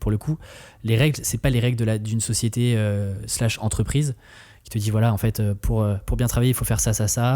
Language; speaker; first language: French; native; French